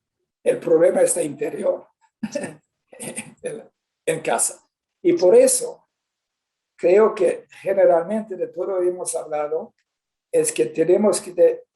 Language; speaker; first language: Spanish; non-native, fluent; Swedish